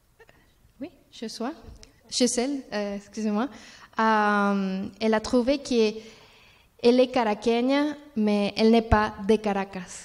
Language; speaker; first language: French; non-native, learner; Spanish